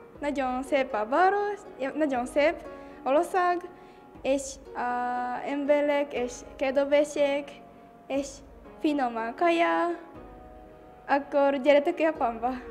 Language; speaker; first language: Hungarian; non-native, learner; Japanese